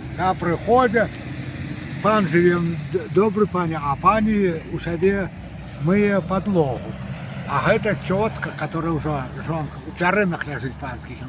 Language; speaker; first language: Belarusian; native; Belarusian